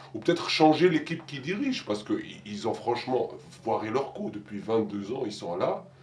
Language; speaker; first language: French; non-native, local second language; Arabic